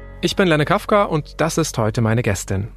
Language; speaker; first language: German; native; German